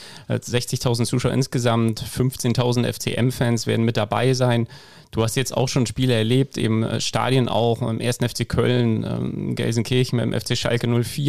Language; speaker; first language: German; native; German